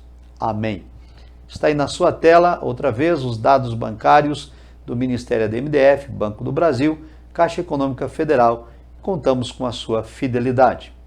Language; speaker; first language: Portuguese; native; Portuguese